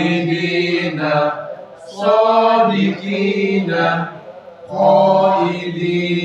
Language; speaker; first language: Arabic; non-native, learner; Indonesian